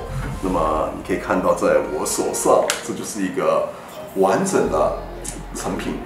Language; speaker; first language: Chinese; native; Chinese